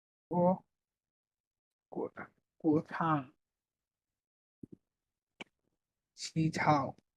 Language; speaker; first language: Chinese; non-native, learner; Bangla